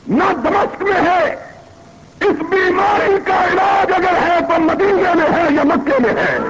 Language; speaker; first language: Urdu; non-native, local second language; Punjabi